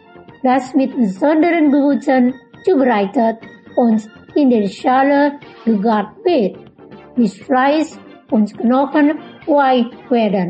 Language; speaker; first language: German; non-native, fluent; Indonesian